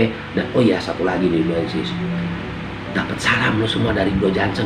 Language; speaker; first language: Indonesian; native; Indonesian